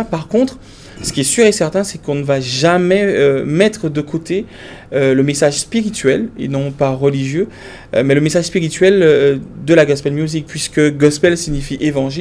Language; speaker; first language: French; native; French